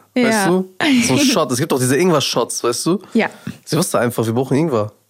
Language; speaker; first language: German; early bilingual, other home language; Persian